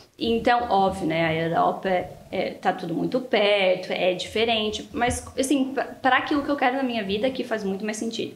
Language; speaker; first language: Portuguese; native; Portuguese